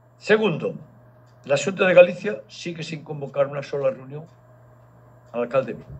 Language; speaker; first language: Spanish; native; Spanish